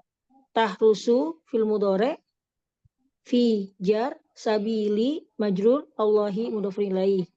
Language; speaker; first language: Arabic; non-native, learner; Indonesian